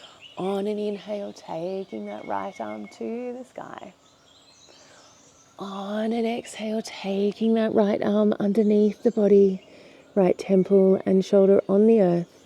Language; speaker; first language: English; native; English